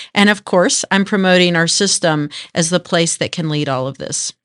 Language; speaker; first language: English; native; English